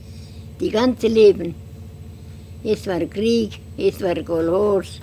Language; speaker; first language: German; non-native, learner; Estonian